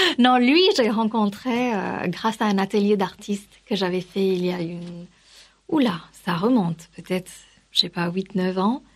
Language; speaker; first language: French; non-native, fluent; Kannada